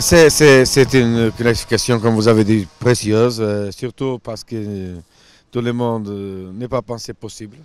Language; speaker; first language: French; non-native, fluent; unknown